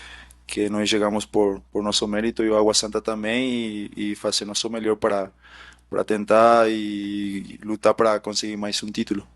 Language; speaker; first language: Portuguese; non-native, fluent; Spanish